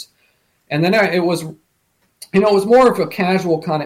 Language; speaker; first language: English; native; English